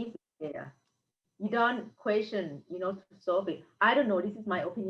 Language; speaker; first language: English; non-native, fluent; Thai